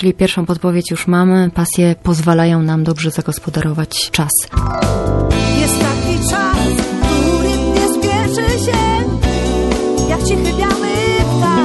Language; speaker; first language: Polish; native; Polish